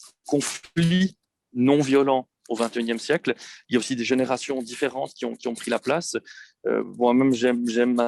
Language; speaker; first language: French; native; French